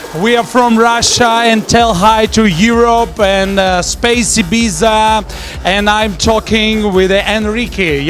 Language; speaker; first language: English; non-native, learner; Russian